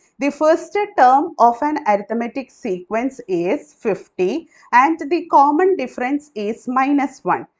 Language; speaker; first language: English; non-native, local second language; Malayalam